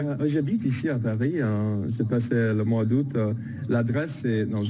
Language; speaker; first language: French; non-native, learner; English